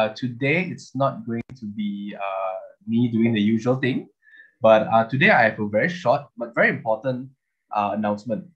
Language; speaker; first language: English; non-native, local second language; Chinese